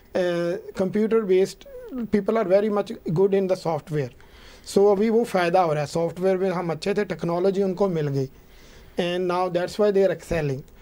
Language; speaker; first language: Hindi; non-native, local second language; Punjabi